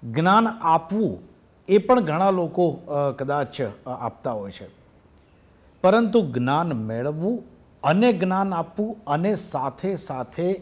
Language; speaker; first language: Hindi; non-native, local second language; Gujarati